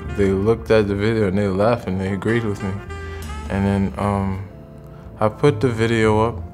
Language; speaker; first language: English; native; English